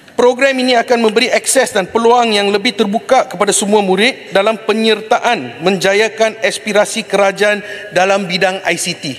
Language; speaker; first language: Malay; non-native, local second language; Tamil